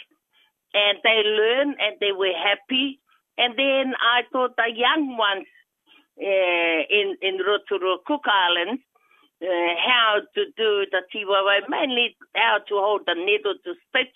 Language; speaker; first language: English; non-native, fluent; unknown